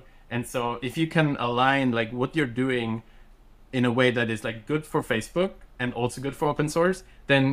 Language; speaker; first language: English; non-native, fluent; German